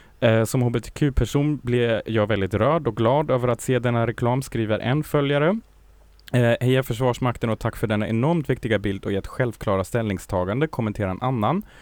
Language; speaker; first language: Swedish; non-native, fluent; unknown